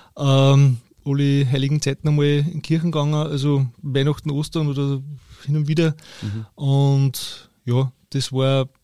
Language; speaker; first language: German; native; German